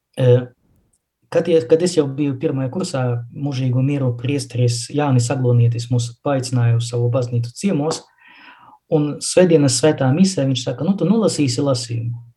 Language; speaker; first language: Latvian; non-native, local second language; Russian